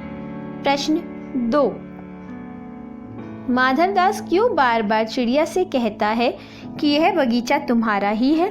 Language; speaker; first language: Hindi; native; Hindi